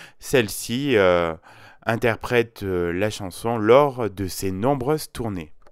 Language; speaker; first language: French; native; French